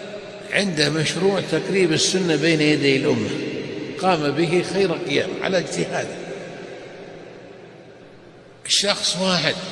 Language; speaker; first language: Arabic; native; Arabic